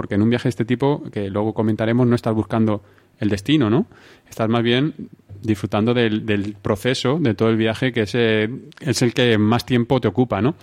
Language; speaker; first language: Spanish; native; Spanish